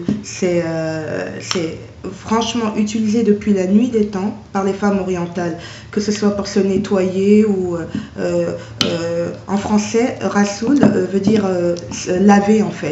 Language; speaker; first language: French; native; French